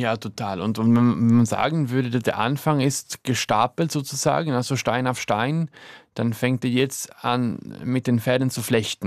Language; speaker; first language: German; native; German